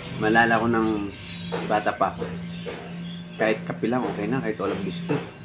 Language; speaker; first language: Filipino; non-native, local second language; Iloko